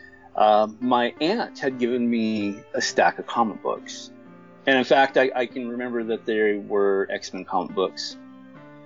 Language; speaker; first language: English; native; English